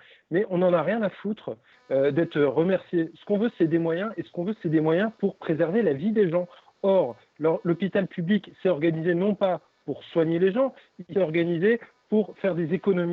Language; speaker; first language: French; native; French